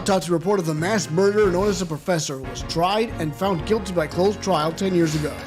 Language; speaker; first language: English; native; English